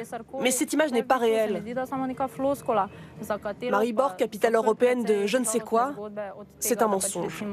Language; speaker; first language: French; native; French